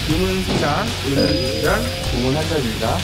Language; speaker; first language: Korean; native; Korean